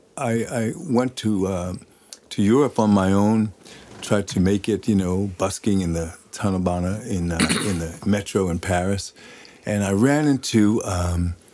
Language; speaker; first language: English; native; English